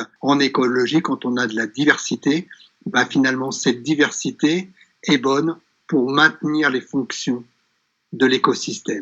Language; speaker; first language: French; native; French